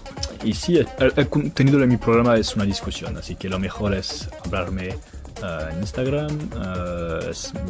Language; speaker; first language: Spanish; non-native, learner; French